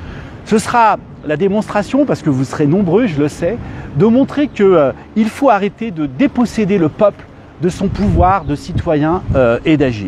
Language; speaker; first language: French; native; French